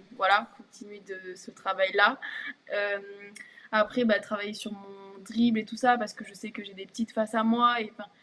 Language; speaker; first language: French; native; French